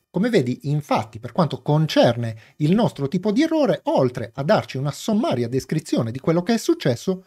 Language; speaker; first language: Italian; native; Italian